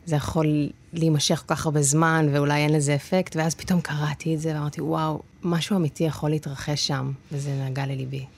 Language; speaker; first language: Hebrew; native; Hebrew